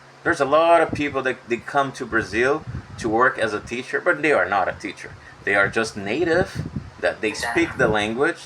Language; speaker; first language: English; non-native, fluent; Portuguese